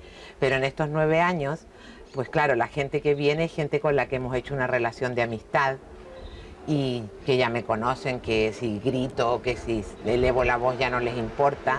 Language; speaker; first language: Spanish; native; Spanish